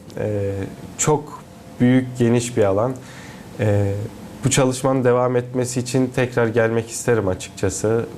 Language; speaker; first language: Turkish; native; Turkish